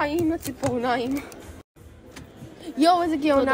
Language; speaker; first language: Hebrew; native; Hebrew